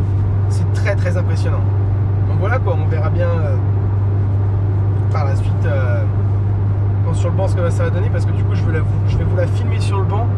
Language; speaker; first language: French; native; French